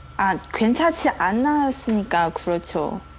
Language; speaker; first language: Korean; non-native, learner; Chinese